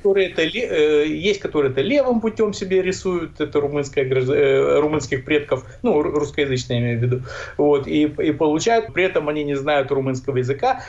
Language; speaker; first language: Russian; native; Russian